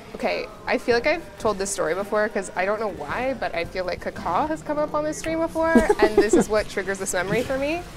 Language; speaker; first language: English; native; English